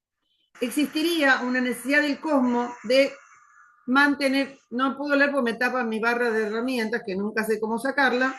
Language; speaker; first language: Spanish; native; Spanish